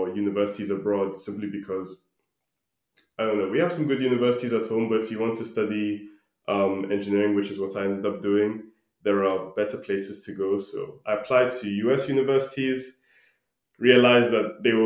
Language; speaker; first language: English; non-native, local second language; Akan